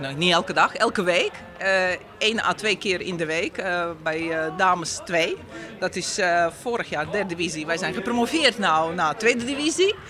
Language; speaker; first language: Dutch; non-native, fluent; Latvian